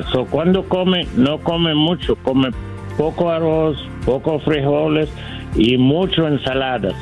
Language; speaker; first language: Spanish; non-native, learner; English